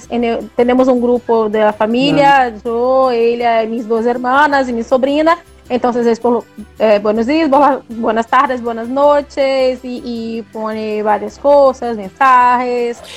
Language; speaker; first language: Spanish; non-native, learner; Portuguese